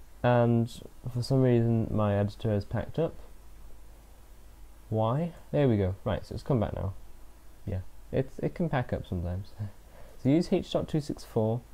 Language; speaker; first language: English; native; English